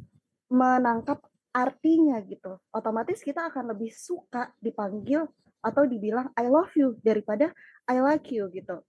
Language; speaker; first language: Indonesian; native; Indonesian